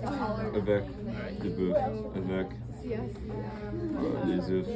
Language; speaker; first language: French; non-native, learner; English